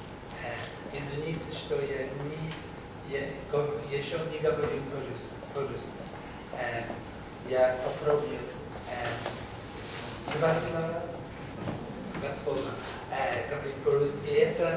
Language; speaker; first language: Russian; non-native, learner; English